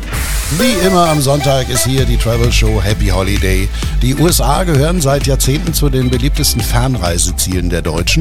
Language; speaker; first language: German; native; German